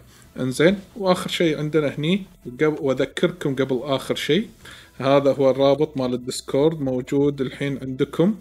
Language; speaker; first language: Arabic; native; Arabic